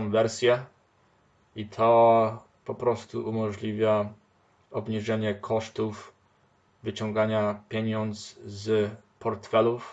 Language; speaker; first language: Polish; early bilingual, heritage; Polish